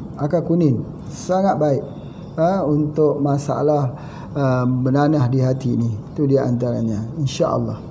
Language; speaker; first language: Malay; native; Malay